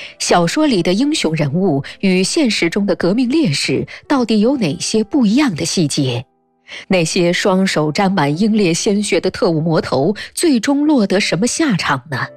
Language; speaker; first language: Chinese; native; Chinese